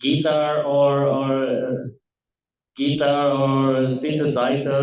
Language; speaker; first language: English; non-native, learner; Spanish